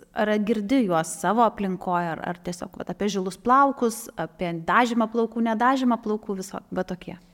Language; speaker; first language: Lithuanian; native; Lithuanian